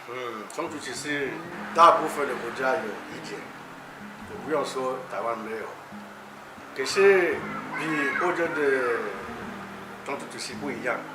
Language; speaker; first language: Chinese; non-native, learner; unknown